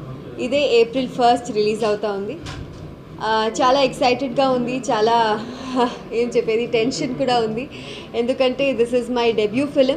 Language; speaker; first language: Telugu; non-native, local second language; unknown